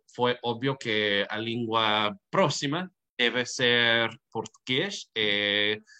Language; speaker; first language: Portuguese; non-native, learner; English